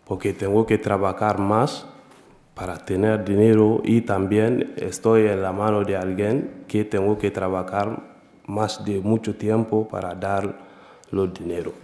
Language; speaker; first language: Spanish; non-native, learner; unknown